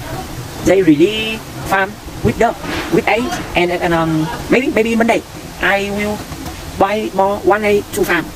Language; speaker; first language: English; non-native, learner; Vietnamese